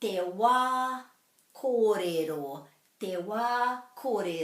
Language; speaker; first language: Māori; non-native, fluent; English